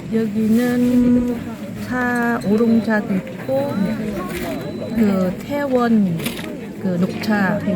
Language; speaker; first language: Korean; non-native, fluent; Vietnamese